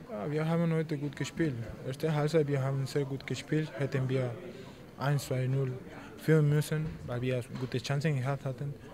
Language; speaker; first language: German; non-native, fluent; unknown